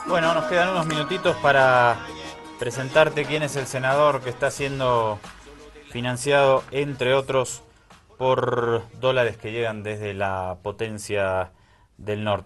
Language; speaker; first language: Spanish; native; Spanish